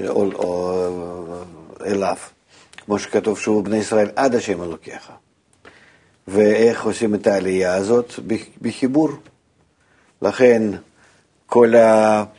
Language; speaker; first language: Hebrew; non-native, fluent; Russian